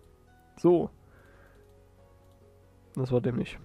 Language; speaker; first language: German; native; German